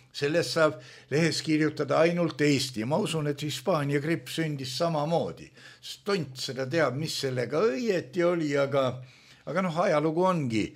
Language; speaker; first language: Estonian; native; Estonian